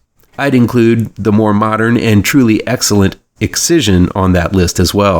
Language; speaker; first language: English; native; English